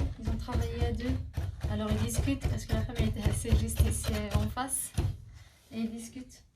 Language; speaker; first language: French; non-native, local second language; Arabic